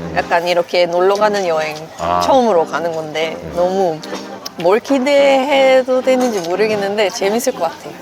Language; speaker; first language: Korean; non-native, fluent; Swedish